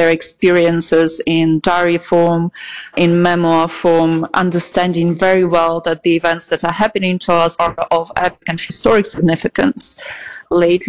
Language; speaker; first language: English; non-native, fluent; Russian